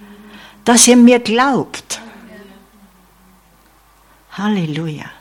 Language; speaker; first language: German; non-native, fluent; English